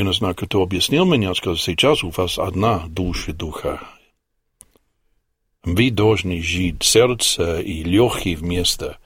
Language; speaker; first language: Russian; non-native, learner; English